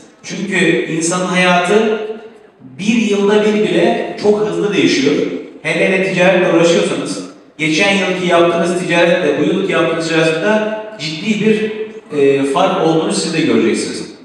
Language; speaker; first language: Turkish; native; Turkish